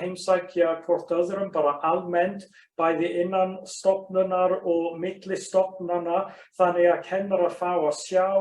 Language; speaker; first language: Icelandic; non-native, fluent; English